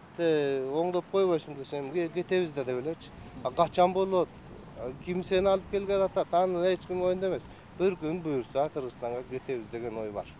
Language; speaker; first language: Kyrgyz; early bilingual, heritage; Kyrgyz